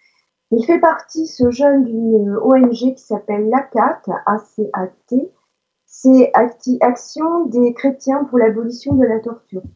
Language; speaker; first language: French; native; French